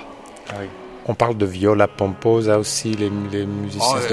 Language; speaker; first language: French; native; French